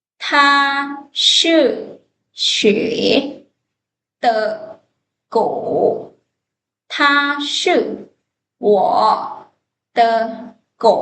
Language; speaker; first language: Chinese; non-native, fluent; Lao